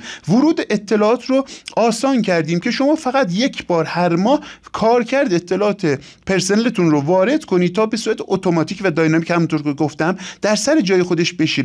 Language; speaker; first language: Persian; native; Persian